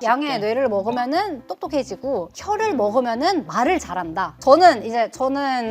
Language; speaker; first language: Korean; non-native, fluent; Kazakh